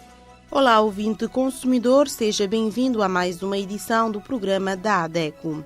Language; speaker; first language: Portuguese; non-native, local second language; Kabuverdianu